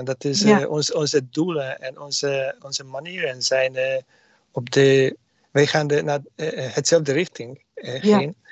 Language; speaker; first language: Dutch; non-native, learner; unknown